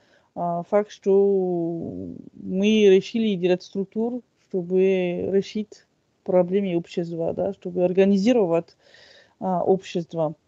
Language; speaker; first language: Russian; non-native, fluent; French